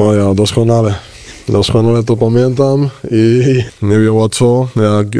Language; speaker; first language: Polish; non-native, fluent; Spanish